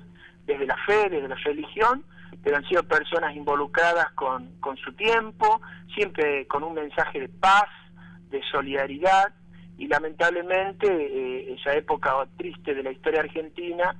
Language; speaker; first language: Spanish; native; Spanish